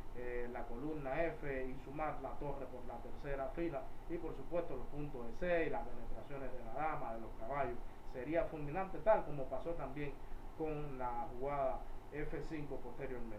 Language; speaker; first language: Spanish; native; Spanish